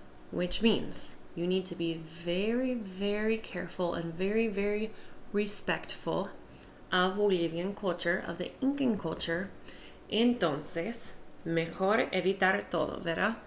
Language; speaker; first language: English; native; English